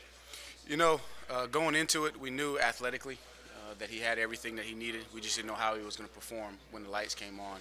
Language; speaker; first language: English; native; English